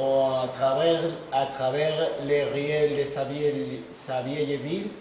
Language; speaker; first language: French; non-native, learner; Spanish